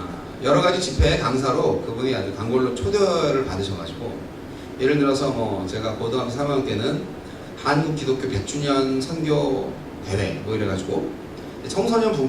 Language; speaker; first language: Korean; native; Korean